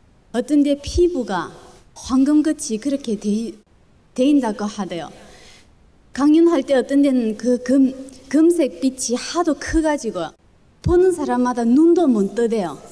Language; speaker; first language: Korean; early bilingual, other home language; Chinese